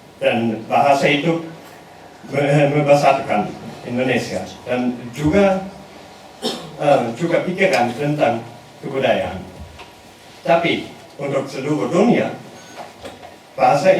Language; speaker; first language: Indonesian; non-native, learner; German